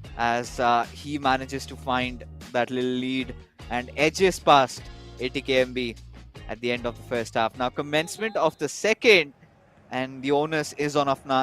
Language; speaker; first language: English; non-native, local second language; Hindi